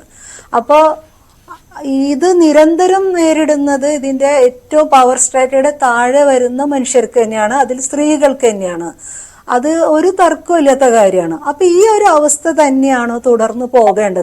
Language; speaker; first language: Malayalam; native; Malayalam